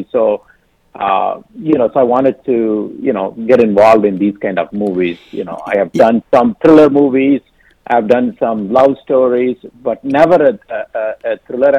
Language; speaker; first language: English; non-native, local second language; Tamil